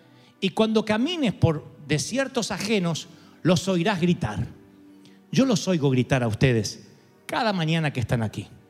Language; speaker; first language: Spanish; native; Spanish